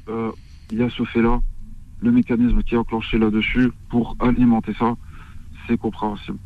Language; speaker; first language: French; early bilingual, other home language; Arabic